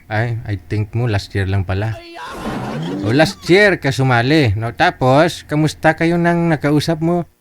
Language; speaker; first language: Filipino; native; Filipino